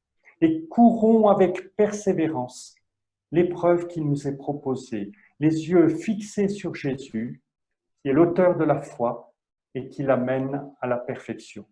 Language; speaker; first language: French; native; French